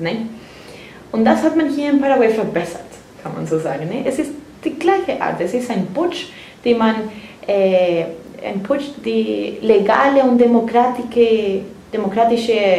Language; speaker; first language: German; non-native, fluent; Spanish